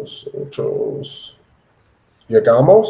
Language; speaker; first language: Spanish; non-native, learner; English